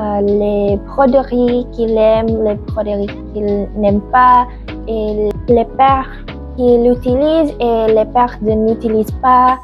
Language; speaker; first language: French; non-native, learner; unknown